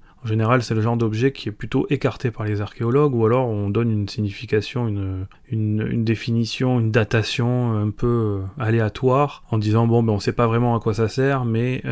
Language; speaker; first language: French; native; French